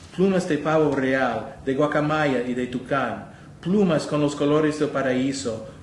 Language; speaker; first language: Spanish; non-native, fluent; English